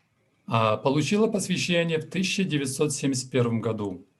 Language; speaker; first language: Russian; native; Russian